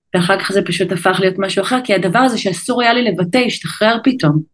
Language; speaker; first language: Hebrew; native; Hebrew